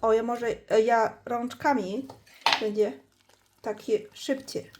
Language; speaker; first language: Polish; non-native, learner; Chinese